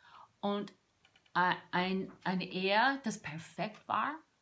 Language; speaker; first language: German; non-native, fluent; English